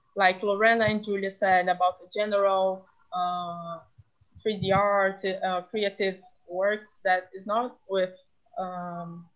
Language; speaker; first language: English; non-native, fluent; Portuguese